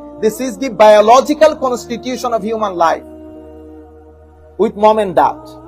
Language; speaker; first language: English; non-native, local second language; Bangla